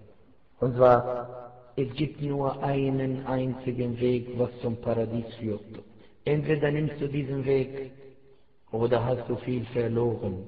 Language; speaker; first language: German; non-native, fluent; Arabic